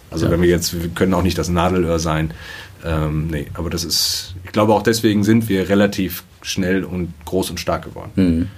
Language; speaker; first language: German; native; German